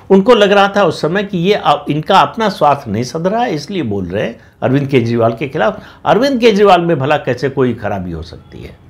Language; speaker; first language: Hindi; native; Hindi